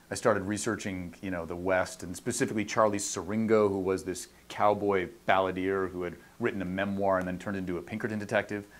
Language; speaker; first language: English; native; English